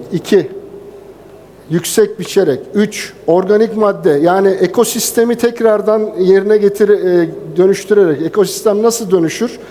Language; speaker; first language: Turkish; native; Turkish